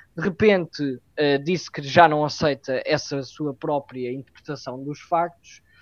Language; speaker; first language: Portuguese; native; Portuguese